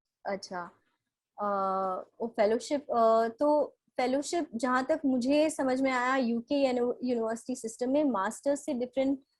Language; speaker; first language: Hindi; native; Hindi